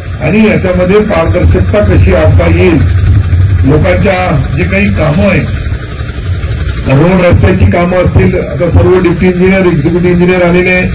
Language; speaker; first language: Marathi; non-native, local second language; Urdu